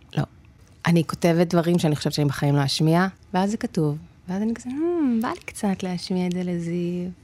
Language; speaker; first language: Hebrew; native; Hebrew